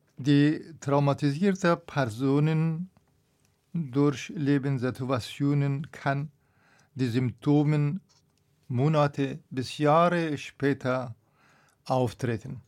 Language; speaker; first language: German; non-native, fluent; Persian